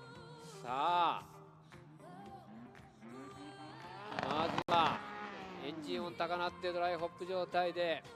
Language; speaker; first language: Japanese; native; Japanese